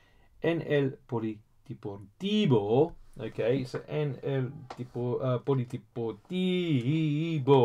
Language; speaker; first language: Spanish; non-native, learner; English